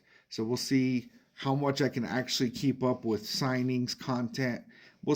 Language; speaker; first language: English; native; English